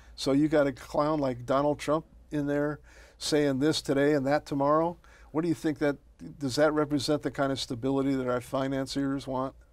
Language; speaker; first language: English; native; English